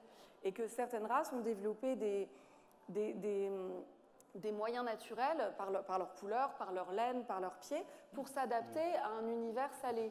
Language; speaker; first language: French; native; French